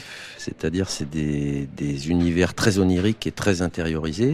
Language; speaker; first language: French; native; French